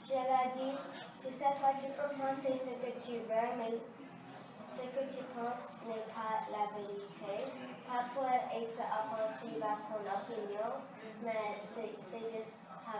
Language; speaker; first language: French; early bilingual, other home language; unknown